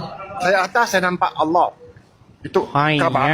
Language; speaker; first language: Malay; non-native, local second language; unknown